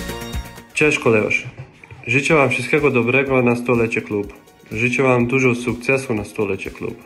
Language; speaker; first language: Polish; non-native, learner; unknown